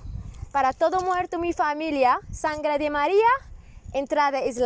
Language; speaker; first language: Spanish; non-native, learner; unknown